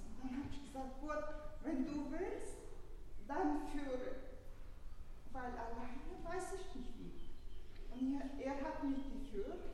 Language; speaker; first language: German; early bilingual, other home language; Russian